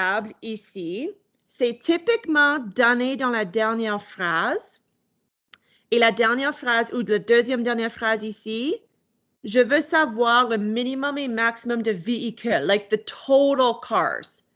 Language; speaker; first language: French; non-native, local second language; English